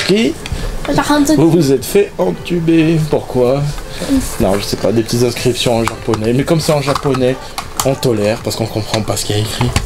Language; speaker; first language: French; native; French